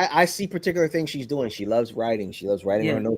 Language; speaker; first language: English; native; English